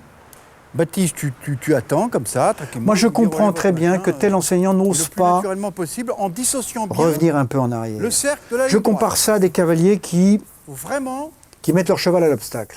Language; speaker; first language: French; native; French